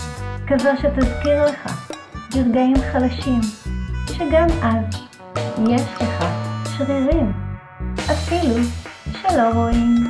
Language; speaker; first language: Hebrew; native; Hebrew